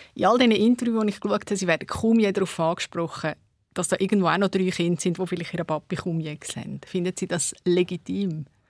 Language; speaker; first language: German; native; German